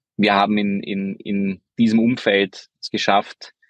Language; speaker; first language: German; early bilingual, other home language; Hungarian